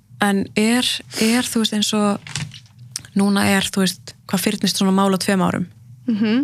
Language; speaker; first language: Icelandic; native; Icelandic